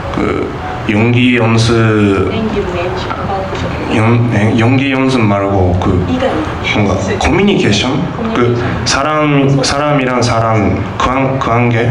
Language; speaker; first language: Korean; non-native, learner; Japanese